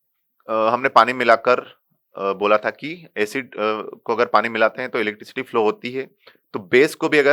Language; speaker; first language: Hindi; native; Hindi